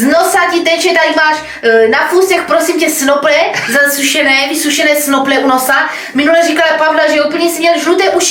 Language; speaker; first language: Czech; native; Czech